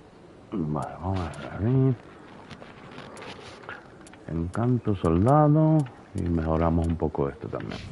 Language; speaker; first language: Spanish; non-native, fluent; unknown